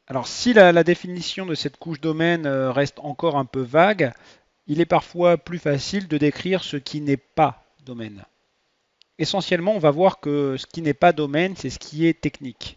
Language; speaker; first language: French; native; French